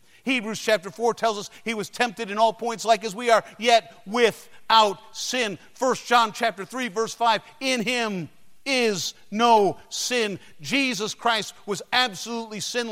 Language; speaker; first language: English; native; English